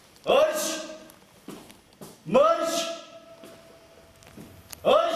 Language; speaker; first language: Greek; non-native, learner; Punjabi